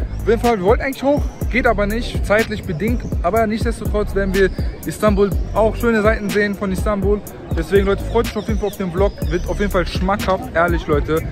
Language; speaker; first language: German; early bilingual, other home language; Turkish